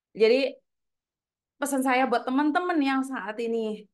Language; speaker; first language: Indonesian; native; Indonesian